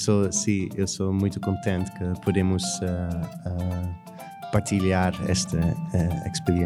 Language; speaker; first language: Portuguese; non-native, fluent; Dutch